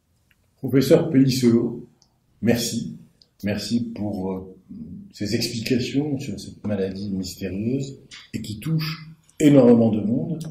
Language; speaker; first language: French; native; French